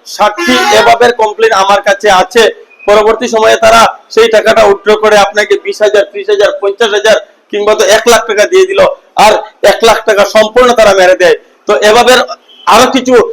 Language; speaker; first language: Bangla; native; Bangla